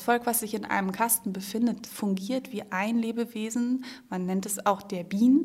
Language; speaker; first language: German; native; German